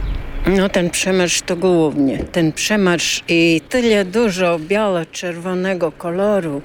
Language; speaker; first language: Polish; early bilingual, heritage; Polish